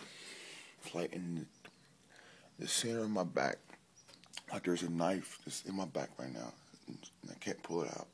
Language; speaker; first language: English; native; English